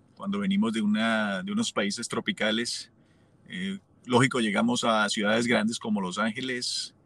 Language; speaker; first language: Spanish; native; Spanish